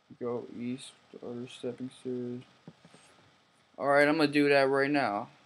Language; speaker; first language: English; native; English